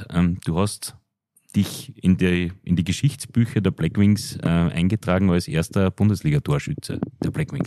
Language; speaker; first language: German; native; German